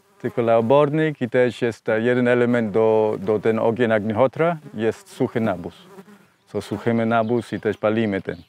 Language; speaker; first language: Polish; non-native, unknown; English